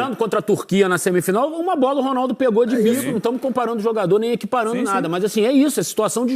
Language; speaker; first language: Portuguese; native; Portuguese